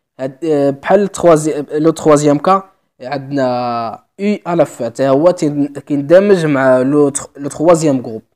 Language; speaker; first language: French; non-native, local second language; Arabic